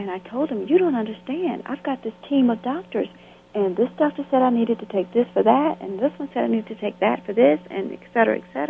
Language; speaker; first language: English; native; English